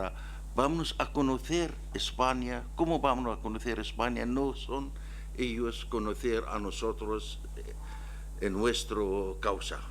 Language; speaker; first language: Spanish; non-native, learner; Arabic